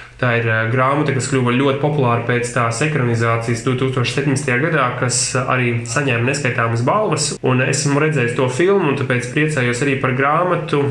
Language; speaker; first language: Latvian; non-native, local second language; Russian